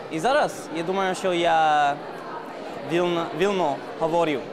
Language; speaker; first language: Ukrainian; non-native, learner; English